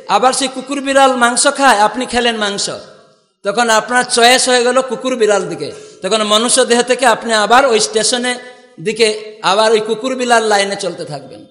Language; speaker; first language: Bangla; non-native, fluent; Odia